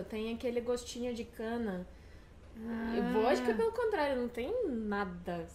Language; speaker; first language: Portuguese; non-native, fluent; Russian